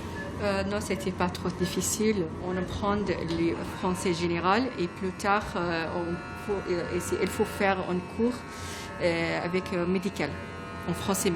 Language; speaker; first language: French; non-native, learner; Arabic